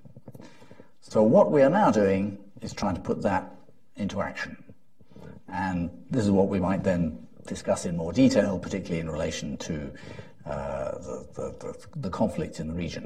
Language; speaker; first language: English; native; English